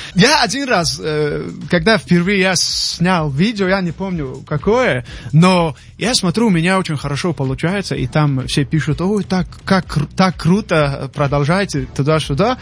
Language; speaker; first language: Russian; non-native, local second language; Tajik